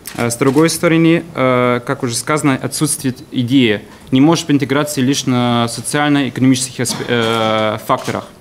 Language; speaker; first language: Russian; non-native, fluent; German